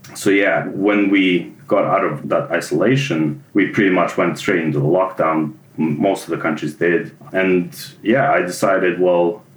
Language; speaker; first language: English; non-native, fluent; Serbian